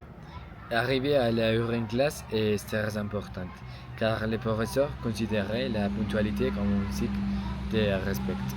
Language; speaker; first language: French; non-native, learner; Spanish